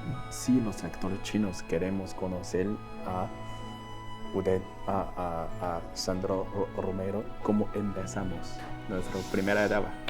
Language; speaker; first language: Spanish; non-native, fluent; Chinese